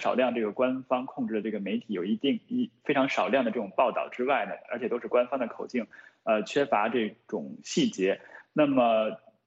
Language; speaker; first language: Chinese; native; Chinese